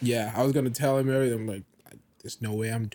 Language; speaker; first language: English; non-native, local second language; Yoruba